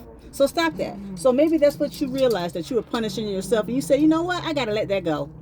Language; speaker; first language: English; native; English